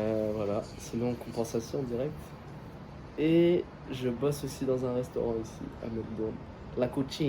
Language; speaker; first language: French; native; French